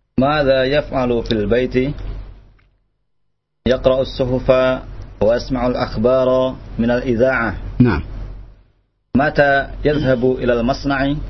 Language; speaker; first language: Arabic; non-native, learner; Indonesian